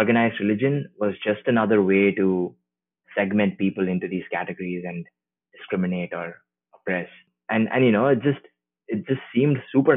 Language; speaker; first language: English; non-native, local second language; Tamil